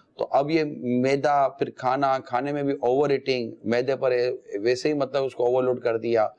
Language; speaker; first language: Urdu; native; Urdu